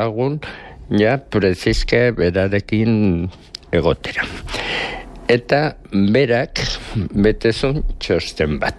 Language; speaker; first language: Basque; native; Basque